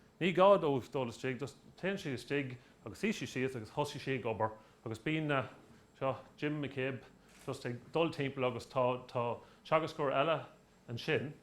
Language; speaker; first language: Irish; non-native, local second language; English